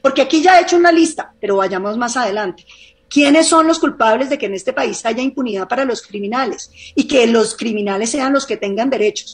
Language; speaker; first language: Spanish; native; Spanish